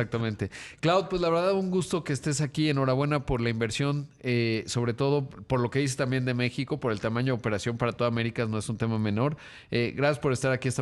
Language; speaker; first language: Spanish; native; Spanish